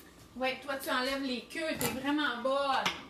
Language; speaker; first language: French; native; French